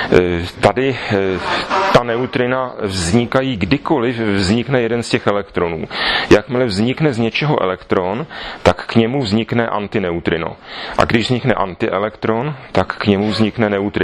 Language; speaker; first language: Czech; native; Czech